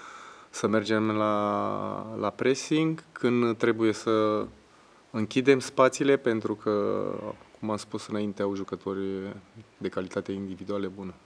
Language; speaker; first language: Romanian; non-native, fluent; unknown